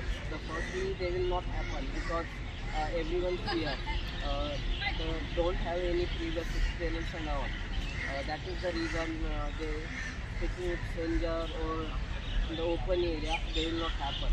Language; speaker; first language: English; non-native, learner; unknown